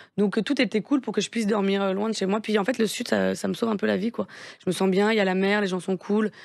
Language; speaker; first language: French; native; French